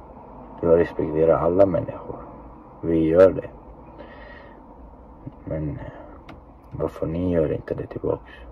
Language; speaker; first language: Swedish; non-native, fluent; Chechen